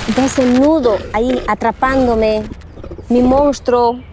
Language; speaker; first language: Spanish; native; Spanish